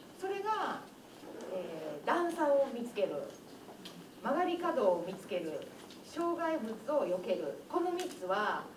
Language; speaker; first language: Japanese; native; Japanese